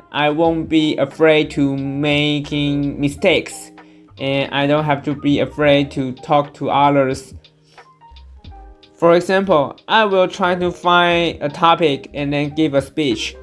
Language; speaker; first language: English; non-native, fluent; Chinese